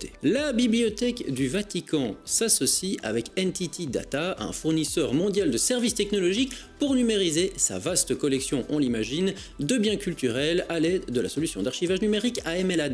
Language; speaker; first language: French; native; French